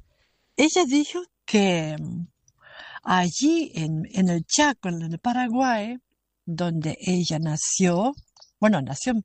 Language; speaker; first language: Spanish; non-native, fluent; German